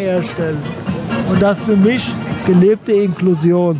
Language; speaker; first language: German; native; German